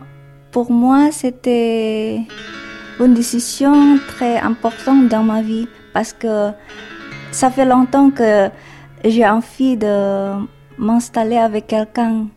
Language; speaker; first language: French; non-native, learner; Indonesian